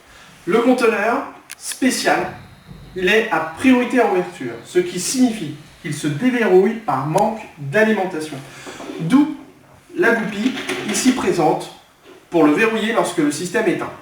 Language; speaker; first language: French; native; French